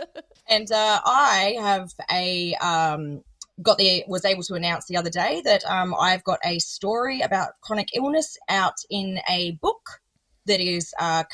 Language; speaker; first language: English; native; English